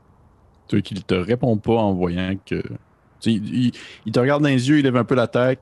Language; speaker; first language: French; native; French